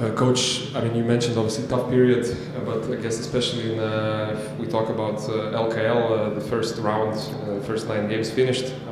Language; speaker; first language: English; non-native, fluent; Lithuanian